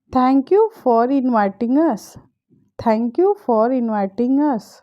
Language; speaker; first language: English; non-native, fluent; Hindi